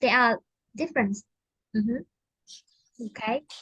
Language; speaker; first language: English; non-native, fluent; Vietnamese